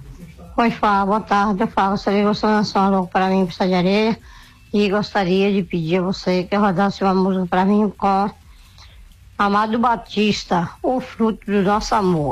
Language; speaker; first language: Portuguese; native; Portuguese